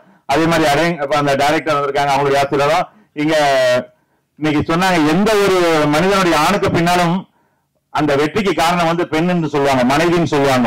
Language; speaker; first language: Tamil; native; Tamil